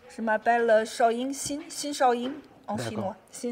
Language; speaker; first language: French; non-native, learner; Chinese